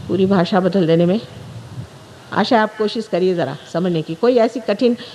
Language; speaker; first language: Hindi; non-native, local second language; Marathi